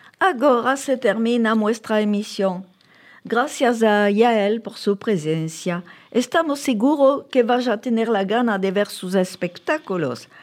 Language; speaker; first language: Spanish; early bilingual, heritage; French